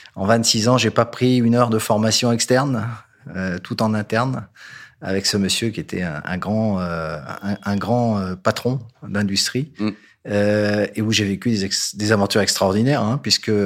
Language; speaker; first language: French; native; French